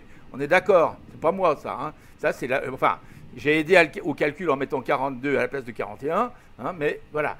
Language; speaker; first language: French; native; French